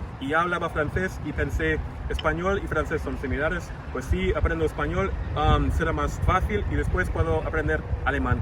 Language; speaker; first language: Spanish; non-native, fluent; English